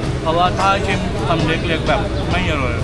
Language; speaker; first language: Thai; non-native, fluent; Urdu